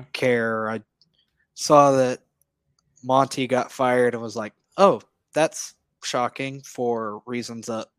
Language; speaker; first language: English; native; English